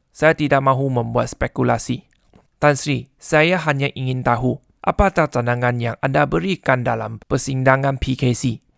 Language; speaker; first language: Malay; non-native, local second language; Chinese